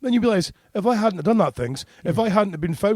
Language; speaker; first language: English; native; English